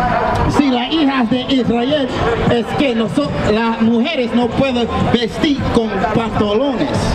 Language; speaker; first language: Spanish; non-native, learner; English